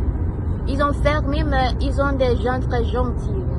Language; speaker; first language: French; non-native, fluent; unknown